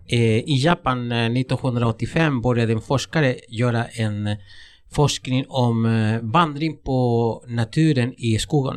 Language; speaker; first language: Swedish; non-native, fluent; Spanish